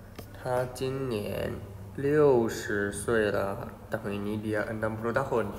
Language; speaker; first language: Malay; non-native, fluent; Chinese